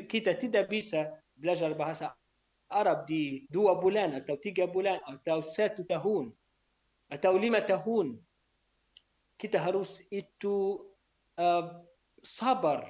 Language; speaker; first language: Indonesian; non-native, learner; Arabic